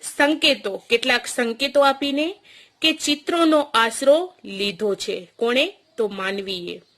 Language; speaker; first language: Gujarati; native; Gujarati